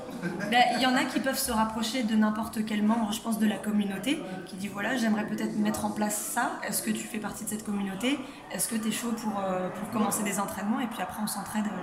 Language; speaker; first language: French; native; French